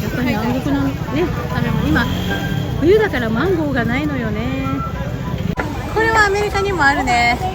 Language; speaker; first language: Japanese; native; Japanese